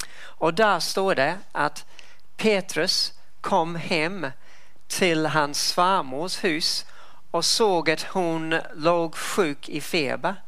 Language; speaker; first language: Swedish; non-native, fluent; English